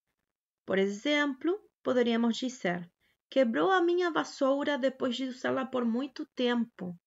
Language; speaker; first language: Portuguese; non-native, fluent; Spanish